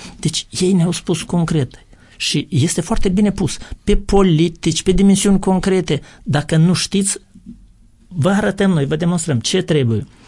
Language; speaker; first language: Romanian; native; Romanian